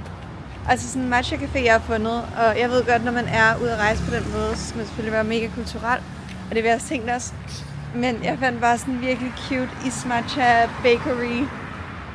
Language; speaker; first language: Danish; native; Danish